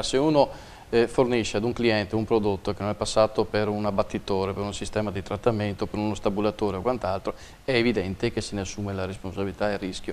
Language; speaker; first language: Italian; native; Italian